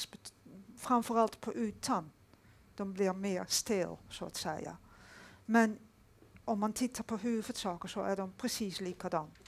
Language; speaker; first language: Swedish; non-native, fluent; Dutch